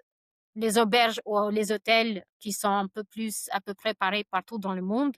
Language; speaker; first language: French; non-native, fluent; Albanian